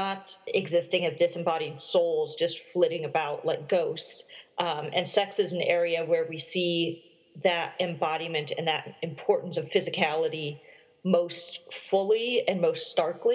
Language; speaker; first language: English; native; English